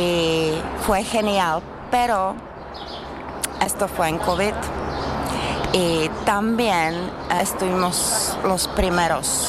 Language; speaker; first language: Spanish; non-native, fluent; Czech